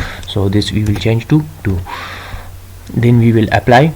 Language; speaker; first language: English; non-native, local second language; Urdu